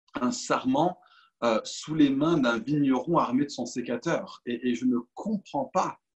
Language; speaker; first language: French; native; French